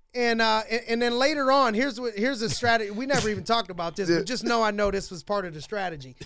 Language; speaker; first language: English; native; English